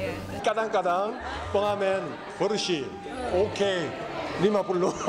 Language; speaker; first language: Indonesian; non-native, learner; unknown